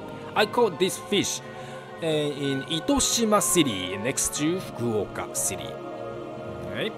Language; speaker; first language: English; non-native, learner; Japanese